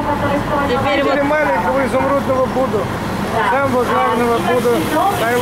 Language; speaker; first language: Russian; native; Russian